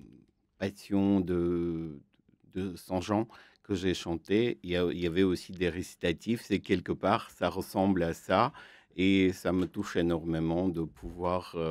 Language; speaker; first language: French; non-native, fluent; Armenian